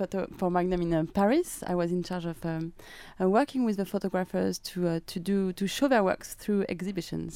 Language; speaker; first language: English; non-native, fluent; French